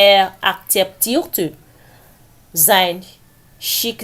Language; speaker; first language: German; non-native, learner; French